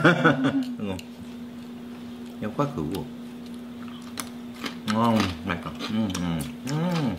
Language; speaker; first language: Vietnamese; non-native, learner; Korean